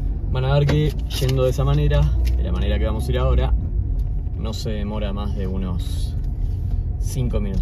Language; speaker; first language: Spanish; native; Spanish